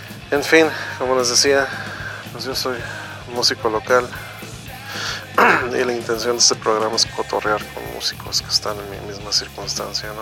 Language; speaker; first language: Spanish; native; Spanish